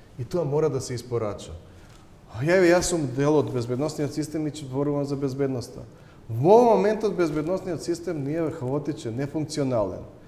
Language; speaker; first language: Macedonian; native; Macedonian